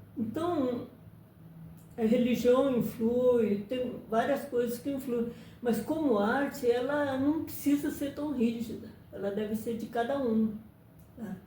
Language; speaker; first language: Portuguese; early bilingual, other home language; Japanese